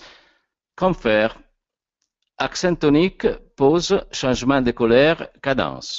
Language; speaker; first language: French; non-native, learner; Italian